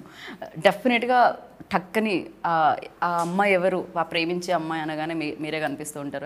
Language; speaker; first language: Telugu; native; Telugu